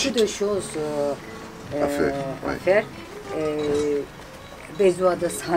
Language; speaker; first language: French; non-native, learner; Turkish